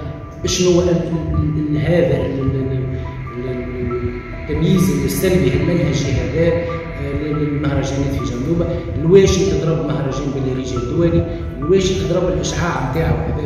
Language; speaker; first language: Arabic; native; Arabic